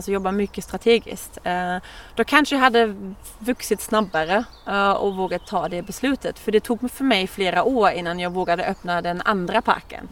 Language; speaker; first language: Swedish; non-native, fluent; German